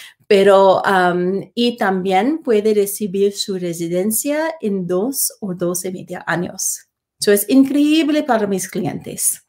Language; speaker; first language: Spanish; non-native, learner; English